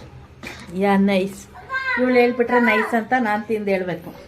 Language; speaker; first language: Kannada; native; Kannada